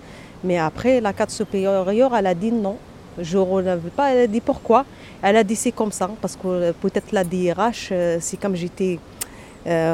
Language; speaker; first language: French; non-native, local second language; Arabic